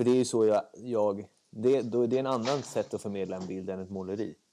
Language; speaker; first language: Swedish; native; Swedish